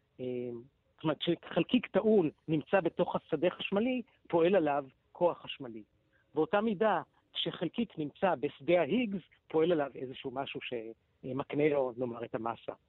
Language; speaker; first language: Hebrew; native; Hebrew